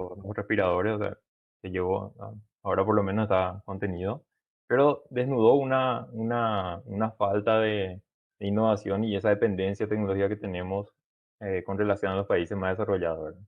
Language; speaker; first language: Spanish; native; Spanish